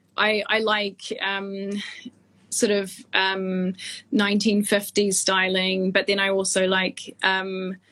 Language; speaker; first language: English; native; English